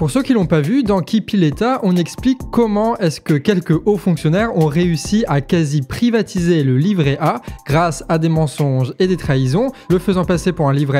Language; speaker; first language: French; native; French